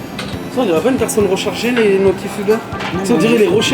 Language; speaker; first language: French; native; French